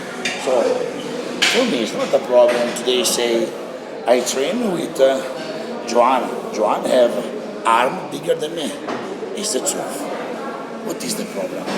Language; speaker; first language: English; non-native, learner; Italian